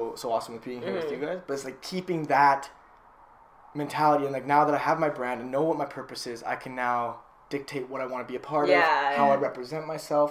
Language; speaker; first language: English; native; English